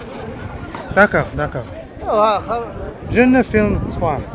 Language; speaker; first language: French; non-native, learner; English